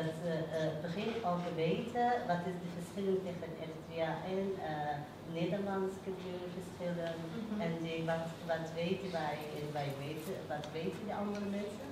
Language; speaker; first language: Dutch; non-native, learner; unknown